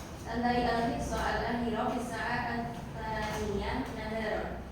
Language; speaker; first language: Arabic; non-native, learner; Indonesian